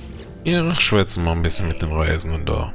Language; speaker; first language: German; native; German